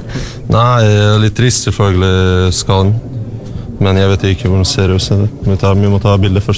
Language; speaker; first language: Norwegian; non-native, learner; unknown